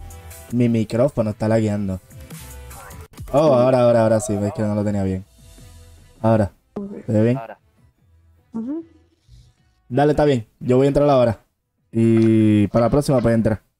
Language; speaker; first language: Spanish; native; Spanish